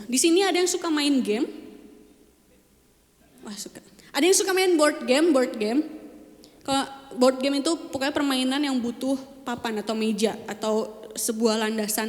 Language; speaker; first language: Indonesian; native; Indonesian